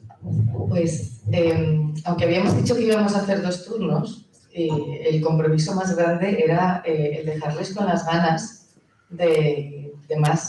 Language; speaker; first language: Spanish; native; Spanish